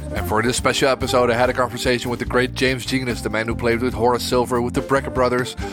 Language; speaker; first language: English; non-native, fluent; Dutch